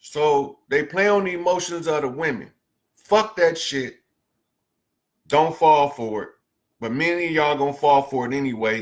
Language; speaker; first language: English; native; English